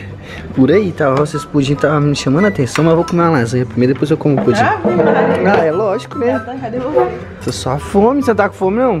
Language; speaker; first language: Portuguese; native; Portuguese